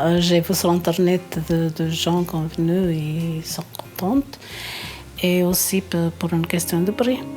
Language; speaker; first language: French; non-native, fluent; Portuguese